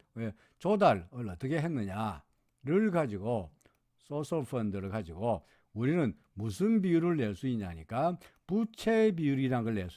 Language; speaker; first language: Korean; native; Korean